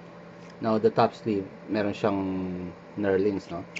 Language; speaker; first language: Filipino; native; Filipino